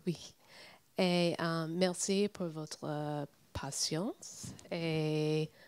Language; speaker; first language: French; non-native, learner; English